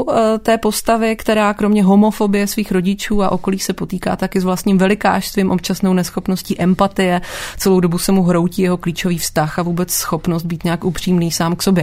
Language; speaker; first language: Czech; native; Czech